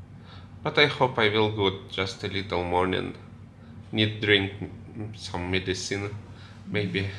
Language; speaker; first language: English; non-native, learner; Russian